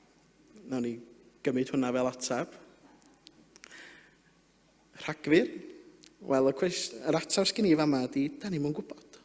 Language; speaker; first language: Welsh; native; Welsh